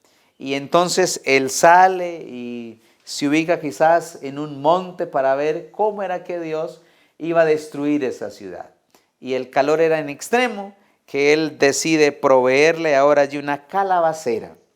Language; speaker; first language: Spanish; native; Spanish